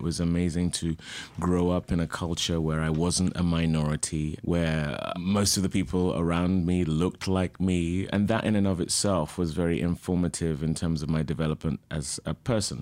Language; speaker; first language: English; native; English